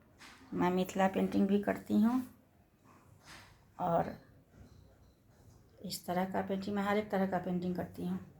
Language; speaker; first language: Hindi; non-native, local second language; Maithili